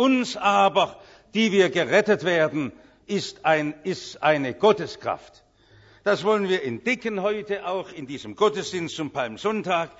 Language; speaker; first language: German; native; German